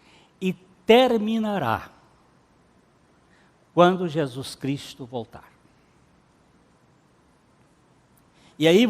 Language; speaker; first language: Portuguese; native; Portuguese